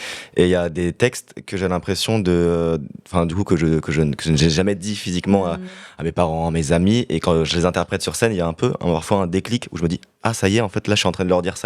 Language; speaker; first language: French; native; French